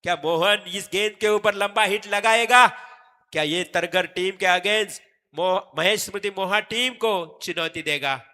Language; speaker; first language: Hindi; non-native, local second language; Marathi